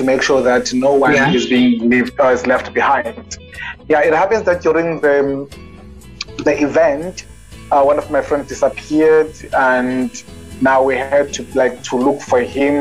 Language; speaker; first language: English; non-native, local second language; Xhosa